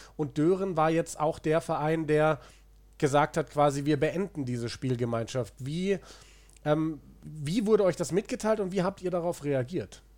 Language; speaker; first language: German; native; German